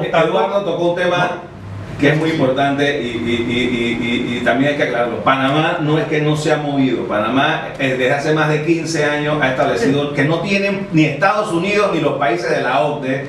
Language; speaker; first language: Spanish; native; Spanish